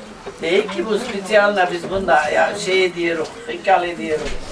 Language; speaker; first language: Turkish; early bilingual, heritage; Turkish